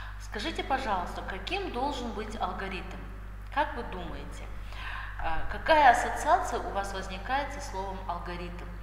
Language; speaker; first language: Russian; non-native, local second language; Kazakh